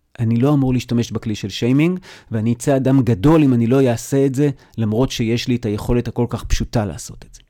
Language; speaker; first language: Hebrew; native; Hebrew